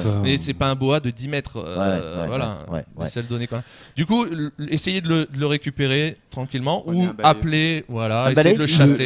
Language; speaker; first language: French; native; French